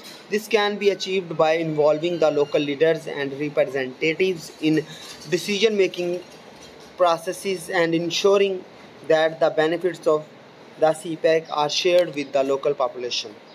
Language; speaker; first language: English; non-native, local second language; Urdu